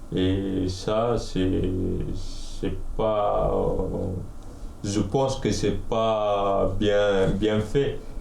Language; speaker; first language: French; non-native, fluent; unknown